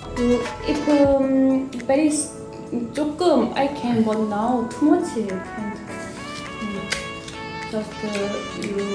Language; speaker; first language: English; non-native, learner; Korean